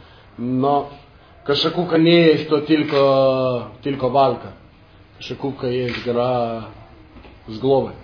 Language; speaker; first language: Polish; non-native, fluent; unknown